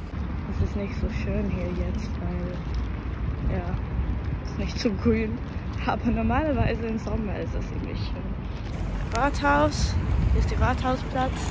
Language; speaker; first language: German; non-native, learner; Swedish